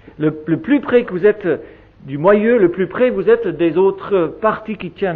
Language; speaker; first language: French; native; French